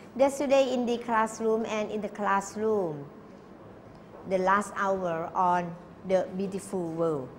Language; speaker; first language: English; non-native, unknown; Thai